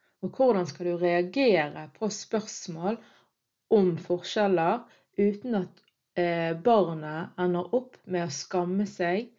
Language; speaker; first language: Norwegian; early bilingual, other home language; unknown